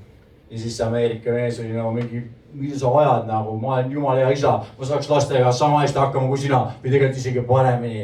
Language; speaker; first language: Estonian; native; Estonian